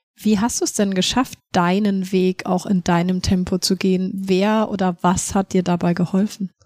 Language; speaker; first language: German; native; German